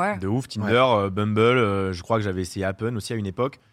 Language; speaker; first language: French; native; French